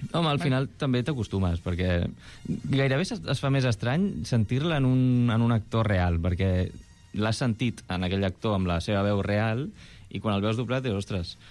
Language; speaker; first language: Catalan; non-native, local second language; Spanish